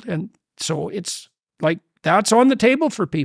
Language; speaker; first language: English; native; English